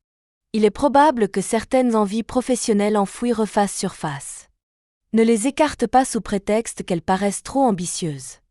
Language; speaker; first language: French; native; French